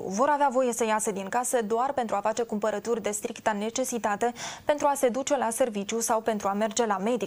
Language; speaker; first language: Romanian; native; Romanian